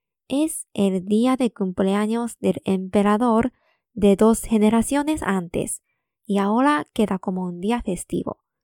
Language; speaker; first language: Spanish; non-native, fluent; Japanese